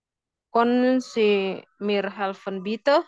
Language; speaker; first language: German; non-native, learner; Indonesian